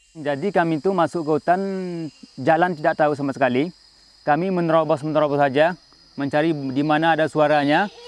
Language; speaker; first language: Indonesian; native; Indonesian